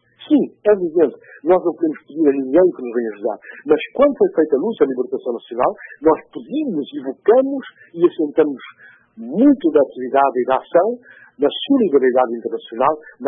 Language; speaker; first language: Portuguese; non-native, local second language; Upper Guinea Crioulo